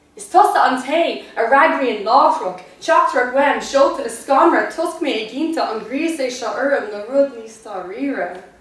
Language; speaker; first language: Irish; non-native, local second language; English